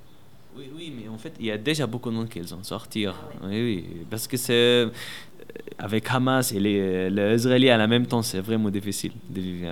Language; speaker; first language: French; non-native, learner; Arabic